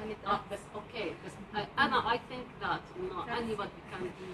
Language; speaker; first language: English; non-native, learner; Arabic